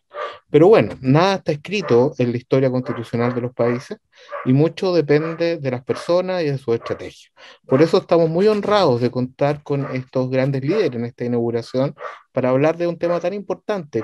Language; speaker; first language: Spanish; native; Spanish